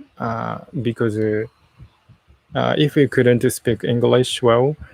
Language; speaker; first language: English; non-native, learner; Japanese